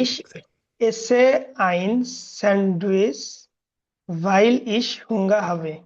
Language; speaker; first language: German; non-native, learner; Bangla